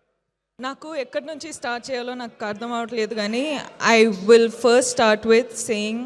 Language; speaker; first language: Telugu; non-native, fluent; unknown